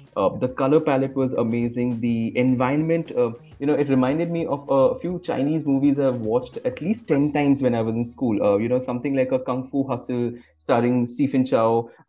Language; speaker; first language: English; non-native, local second language; Bangla